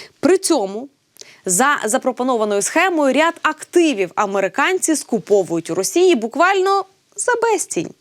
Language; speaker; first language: Ukrainian; native; Ukrainian